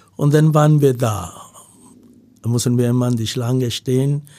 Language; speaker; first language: German; non-native, learner; Punjabi